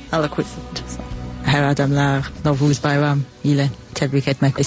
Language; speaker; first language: Azerbaijani; non-native, learner; English